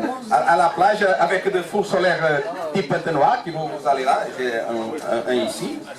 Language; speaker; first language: French; non-native, learner; Portuguese